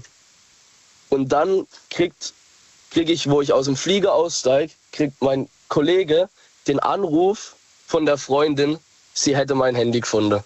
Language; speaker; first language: German; native; German